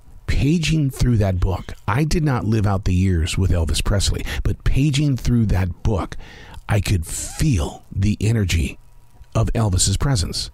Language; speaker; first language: English; native; English